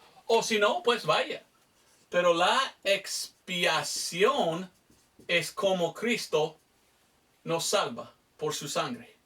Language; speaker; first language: Spanish; non-native, fluent; English